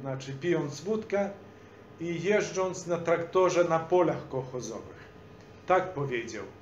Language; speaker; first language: Polish; non-native, fluent; Belarusian